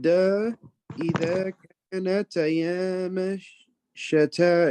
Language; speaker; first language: Arabic; non-native, learner; English